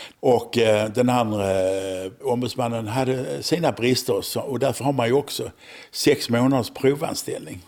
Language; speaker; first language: Swedish; native; Swedish